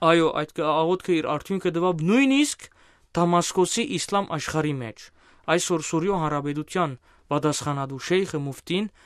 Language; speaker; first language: Armenian; native; Armenian